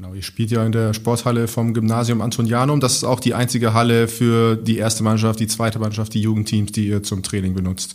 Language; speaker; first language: German; native; German